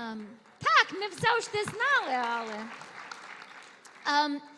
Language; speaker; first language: Ukrainian; early bilingual, heritage; Ukrainian